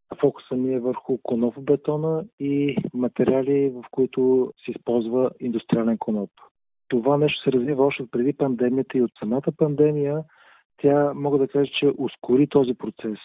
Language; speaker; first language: Bulgarian; native; Bulgarian